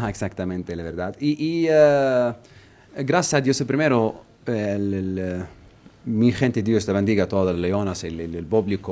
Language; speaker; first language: Spanish; non-native, learner; Arabic